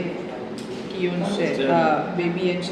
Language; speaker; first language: English; non-native, local second language; Gujarati